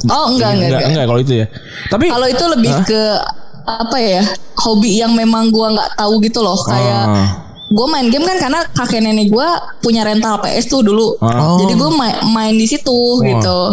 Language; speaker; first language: Indonesian; native; Indonesian